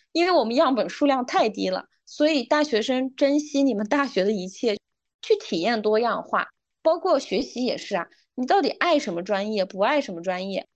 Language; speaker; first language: Chinese; non-native, local second language; Uyghur